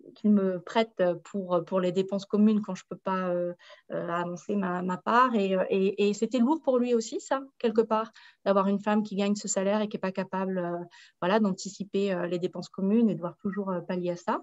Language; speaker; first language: French; native; French